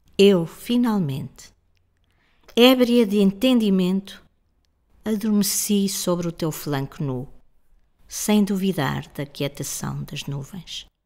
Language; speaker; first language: Portuguese; native; Portuguese